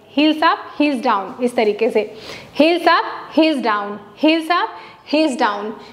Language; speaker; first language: Hindi; native; Hindi